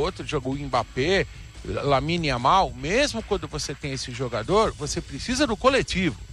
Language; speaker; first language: Portuguese; native; Portuguese